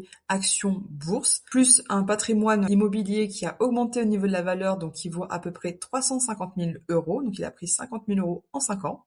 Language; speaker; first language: French; native; French